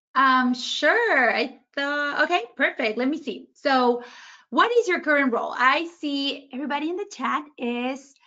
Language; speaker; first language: English; early bilingual, other home language; Spanish